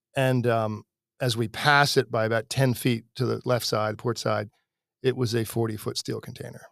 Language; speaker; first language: English; native; English